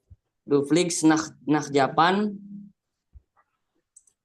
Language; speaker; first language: German; non-native, learner; Indonesian